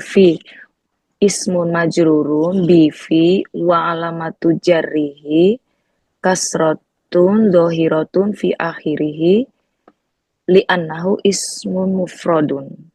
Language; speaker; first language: Arabic; non-native, learner; Indonesian